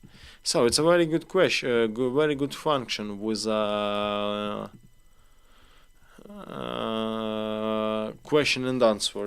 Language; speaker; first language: English; non-native, learner; Ukrainian